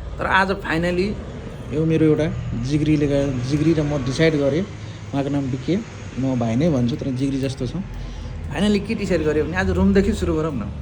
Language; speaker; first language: Nepali; non-native, local second language; Maithili